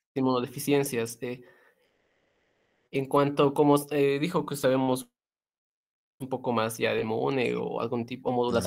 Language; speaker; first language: Spanish; native; Spanish